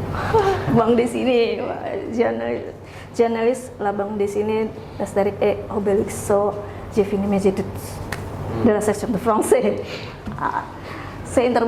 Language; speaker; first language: French; non-native, learner; Indonesian